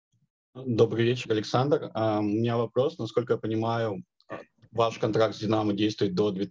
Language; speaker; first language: Russian; native; Russian